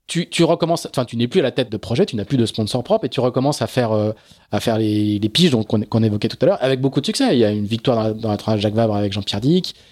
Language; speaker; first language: French; native; French